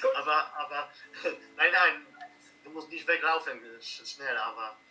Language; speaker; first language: German; non-native, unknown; Polish